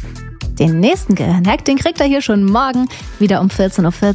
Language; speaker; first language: German; native; German